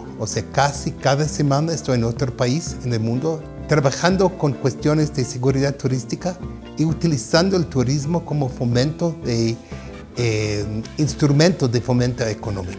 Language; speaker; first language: Spanish; non-native, fluent; English